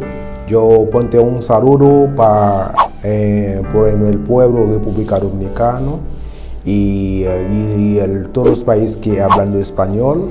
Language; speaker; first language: Spanish; non-native, learner; Haitian Creole